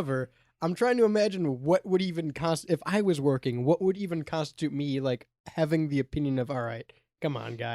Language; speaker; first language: English; native; English